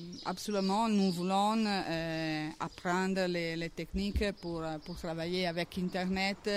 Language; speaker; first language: French; non-native, learner; Italian